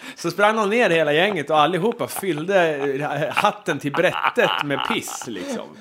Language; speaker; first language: Swedish; native; Swedish